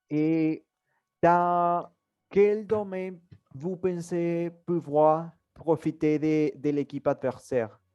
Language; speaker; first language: French; non-native, learner; Spanish